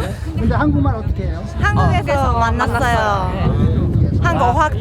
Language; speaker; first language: Korean; non-native, learner; Japanese